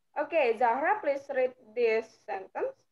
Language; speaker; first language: English; non-native, fluent; Indonesian